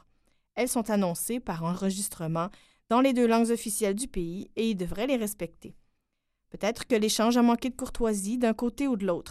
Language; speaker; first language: French; native; French